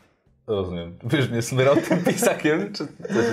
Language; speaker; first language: Polish; native; Polish